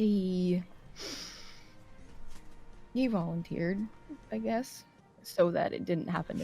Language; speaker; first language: English; native; English